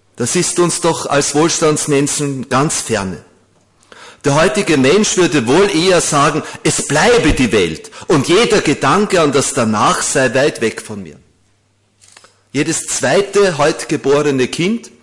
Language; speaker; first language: German; native; German